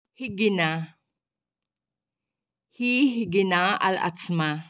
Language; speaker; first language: Hebrew; non-native, learner; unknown